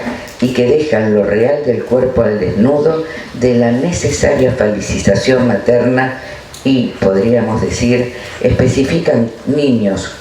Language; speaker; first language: Spanish; native; Spanish